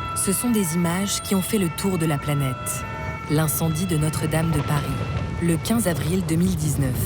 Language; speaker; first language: French; native; French